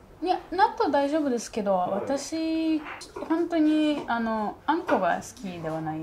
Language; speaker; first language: Japanese; non-native, fluent; Russian